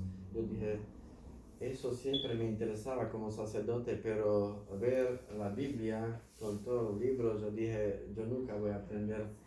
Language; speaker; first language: Spanish; non-native, fluent; Slovak